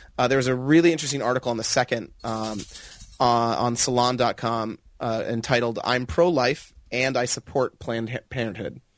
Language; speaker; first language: English; native; English